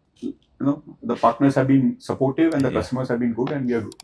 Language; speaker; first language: English; non-native, local second language; Hindi